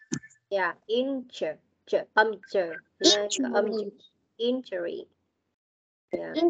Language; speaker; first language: English; non-native, learner; Vietnamese